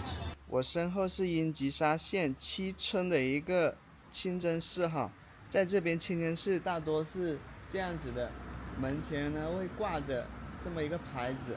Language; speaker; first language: Chinese; native; Chinese